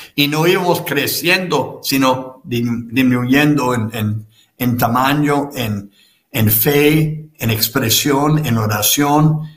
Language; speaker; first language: Spanish; non-native, fluent; English